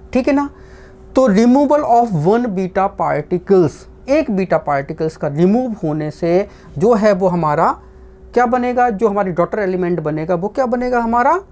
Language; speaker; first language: Hindi; non-native, local second language; Gujarati